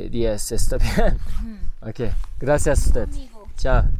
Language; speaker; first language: Spanish; non-native, learner; Turkish